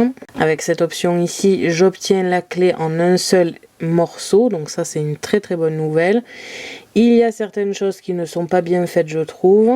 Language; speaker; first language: French; native; French